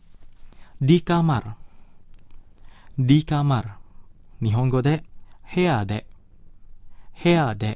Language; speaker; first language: Japanese; non-native, fluent; Indonesian